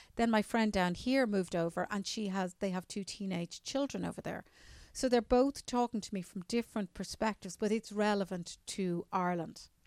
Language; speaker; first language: English; native; English